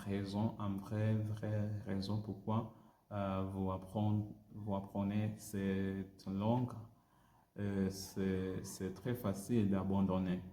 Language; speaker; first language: French; non-native, learner; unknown